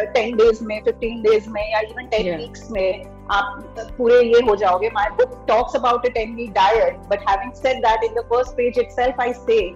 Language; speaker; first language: Hindi; native; Hindi